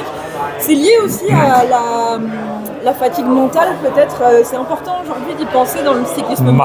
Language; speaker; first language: French; native; French